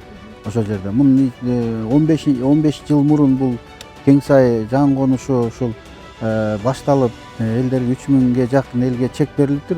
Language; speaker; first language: Kyrgyz; native; Kyrgyz